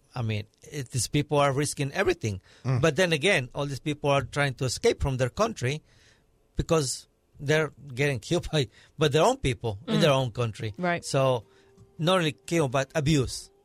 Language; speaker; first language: English; non-native, fluent; Spanish